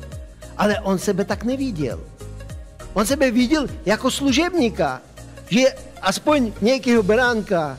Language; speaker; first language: Czech; non-native, fluent; Russian